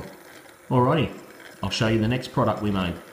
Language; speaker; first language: English; native; English